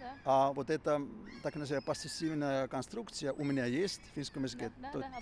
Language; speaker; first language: Russian; non-native, fluent; Finnish